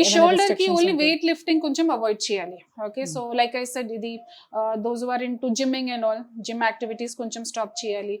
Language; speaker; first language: Telugu; non-native, fluent; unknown